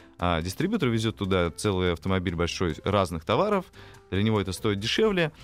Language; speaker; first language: Russian; native; Russian